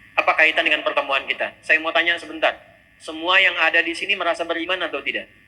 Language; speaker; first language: Indonesian; native; Indonesian